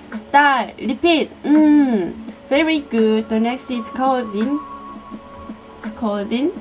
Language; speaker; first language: English; non-native, learner; Korean